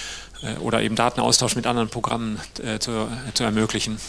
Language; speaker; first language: German; native; German